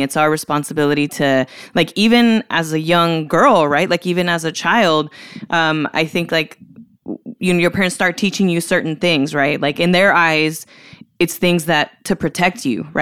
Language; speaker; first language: English; early bilingual, other home language; Spanish